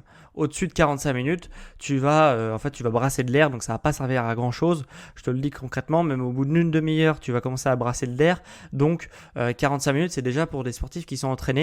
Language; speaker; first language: French; native; French